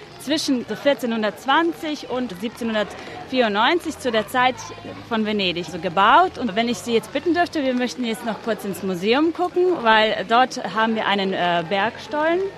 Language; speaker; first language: German; non-native, fluent; Croatian